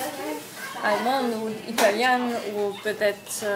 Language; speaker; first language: French; non-native, fluent; German